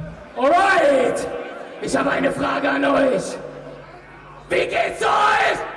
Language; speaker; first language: German; native; German